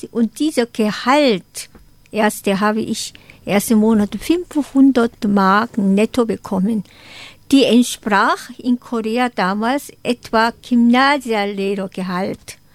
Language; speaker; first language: German; non-native, fluent; Korean